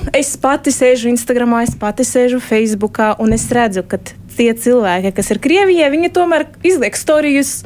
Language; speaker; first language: Latvian; early bilingual, heritage; Russian